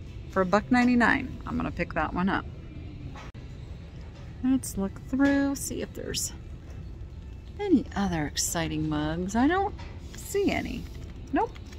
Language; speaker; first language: English; native; English